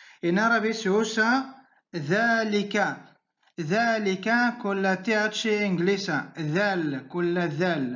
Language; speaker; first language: Spanish; non-native, fluent; Arabic